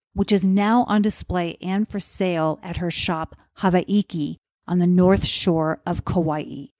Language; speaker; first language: English; native; English